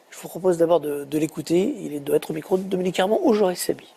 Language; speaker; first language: French; native; French